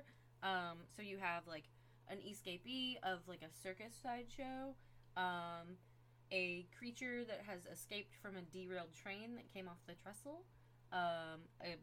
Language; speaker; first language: English; native; English